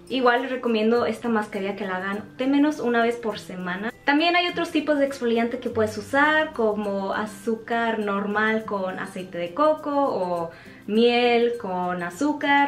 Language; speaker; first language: Spanish; native; Spanish